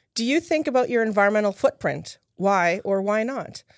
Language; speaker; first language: English; native; English